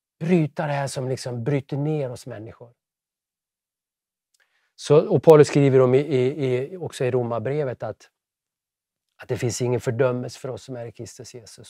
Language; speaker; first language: Swedish; native; Swedish